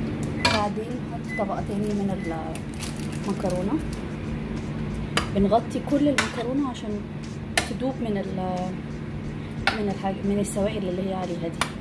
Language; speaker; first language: Arabic; native; Arabic